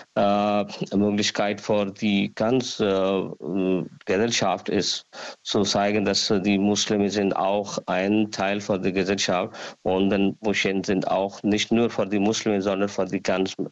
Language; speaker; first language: German; non-native, learner; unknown